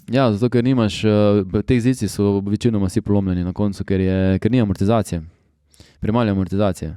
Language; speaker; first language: Slovenian; native; Slovenian